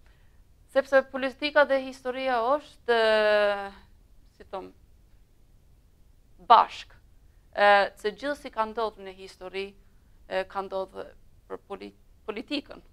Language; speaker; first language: Albanian; early bilingual, heritage; Albanian